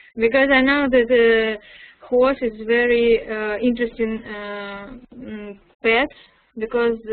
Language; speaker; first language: English; non-native, learner; Russian